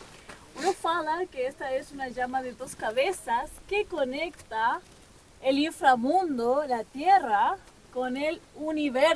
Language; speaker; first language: Portuguese; non-native, learner; Spanish